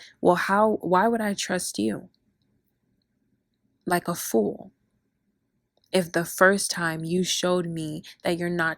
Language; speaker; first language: English; early bilingual, other home language; Spanish